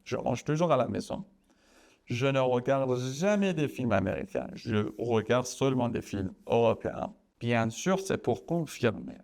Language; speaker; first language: French; non-native, fluent; Persian